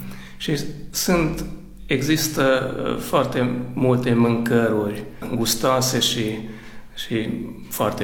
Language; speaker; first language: Romanian; early bilingual, heritage; Romanian